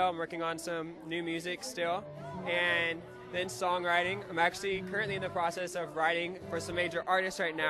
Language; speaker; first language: English; native; English